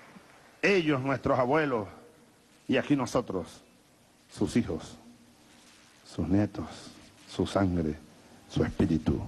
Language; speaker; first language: Spanish; native; Spanish